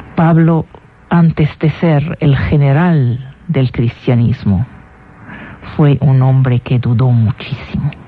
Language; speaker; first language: Spanish; non-native, fluent; Arabic